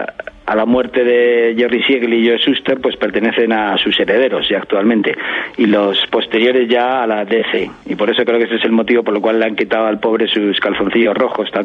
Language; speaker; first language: Spanish; native; Spanish